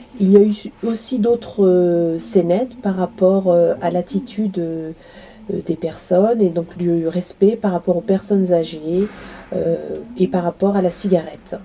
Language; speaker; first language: French; native; French